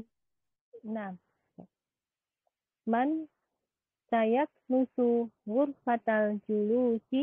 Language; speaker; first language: Arabic; non-native, learner; Indonesian